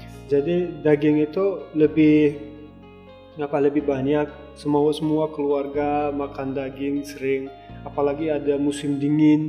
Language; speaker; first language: Indonesian; non-native, fluent; Turkmen